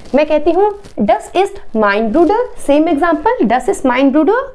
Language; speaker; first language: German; non-native, fluent; Hindi